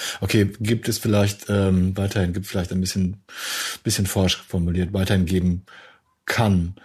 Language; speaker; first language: German; native; German